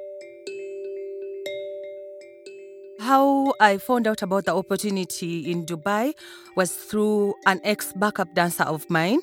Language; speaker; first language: English; non-native, local second language; Ganda